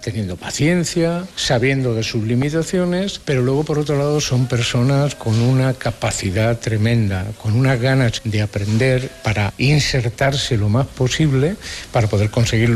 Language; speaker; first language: Spanish; native; Spanish